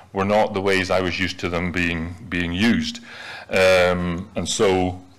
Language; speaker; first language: English; native; English